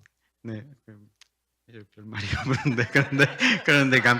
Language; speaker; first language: Korean; non-native, learner; Spanish